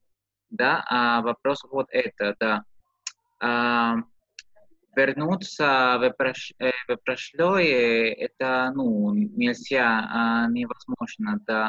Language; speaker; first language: Russian; non-native, learner; Spanish